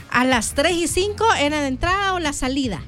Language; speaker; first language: Spanish; native; Spanish